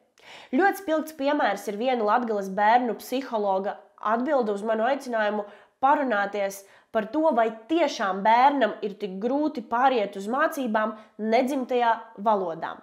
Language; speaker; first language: Latvian; native; Latvian